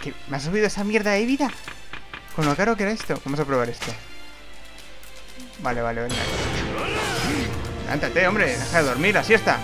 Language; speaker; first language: Spanish; native; Spanish